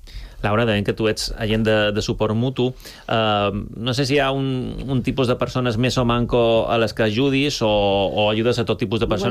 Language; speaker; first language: Catalan; native; Catalan